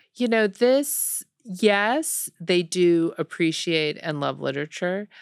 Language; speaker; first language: English; early bilingual, other home language; Korean